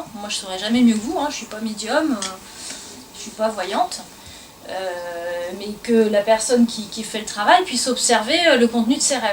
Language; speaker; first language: French; native; French